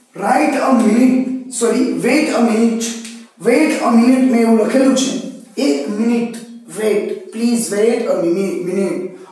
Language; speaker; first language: English; non-native, local second language; Gujarati